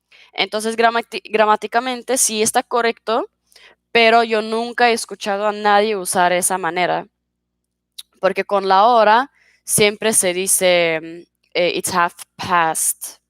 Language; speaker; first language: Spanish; non-native, fluent; Swedish